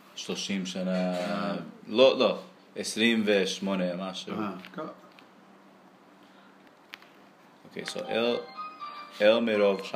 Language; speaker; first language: Hebrew; non-native, learner; English